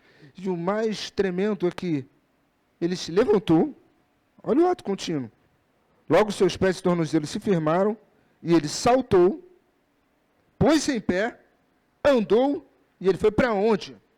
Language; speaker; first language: Portuguese; native; Portuguese